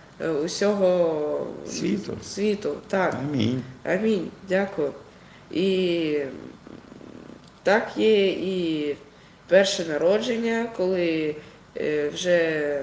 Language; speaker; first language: Ukrainian; non-native, local second language; Russian